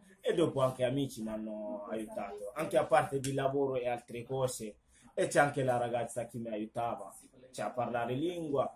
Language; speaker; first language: Italian; non-native, fluent; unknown